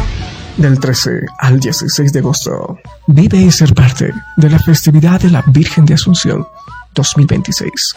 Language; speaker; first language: Spanish; native; Spanish